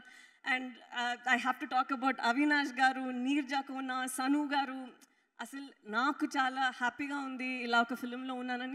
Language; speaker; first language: Telugu; non-native, learner; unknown